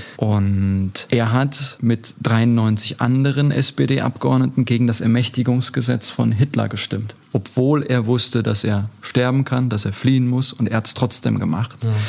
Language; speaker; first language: German; early bilingual, other home language; Turkish